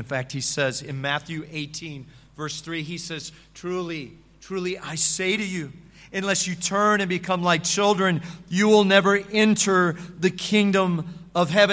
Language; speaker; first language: English; native; English